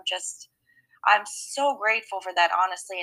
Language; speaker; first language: English; native; English